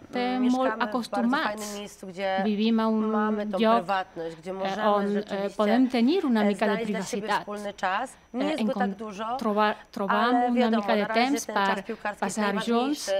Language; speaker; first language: Catalan; non-native, learner; Polish